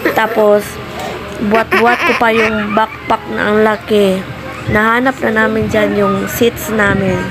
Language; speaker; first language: Filipino; non-native, local second language; Hiligaynon